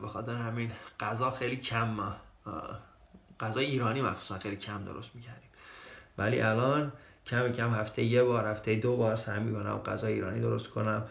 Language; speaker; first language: Persian; early bilingual, heritage; Persian